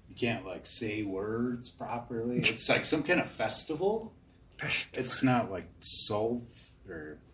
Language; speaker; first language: English; native; English